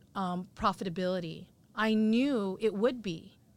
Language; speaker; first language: English; native; English